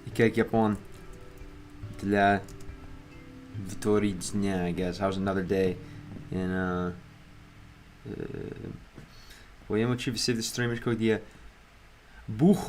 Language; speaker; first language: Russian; non-native, learner; English